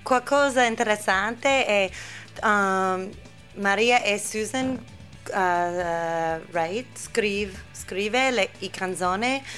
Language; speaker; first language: Italian; non-native, learner; English